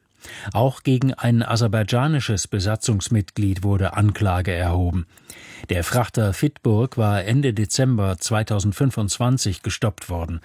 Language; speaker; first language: German; native; German